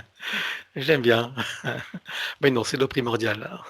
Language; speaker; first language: French; native; French